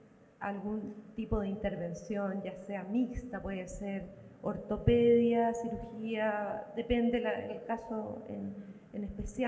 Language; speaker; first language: Spanish; native; Spanish